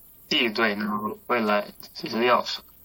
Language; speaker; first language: Chinese; non-native, learner; Kyrgyz